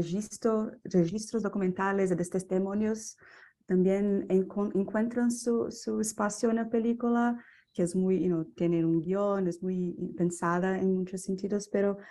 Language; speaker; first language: Spanish; non-native, fluent; Portuguese